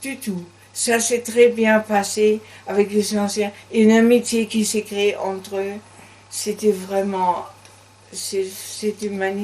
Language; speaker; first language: French; non-native, learner; German